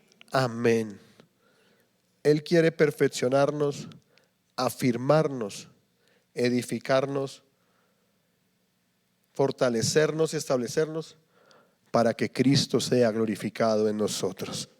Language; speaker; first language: Spanish; native; Spanish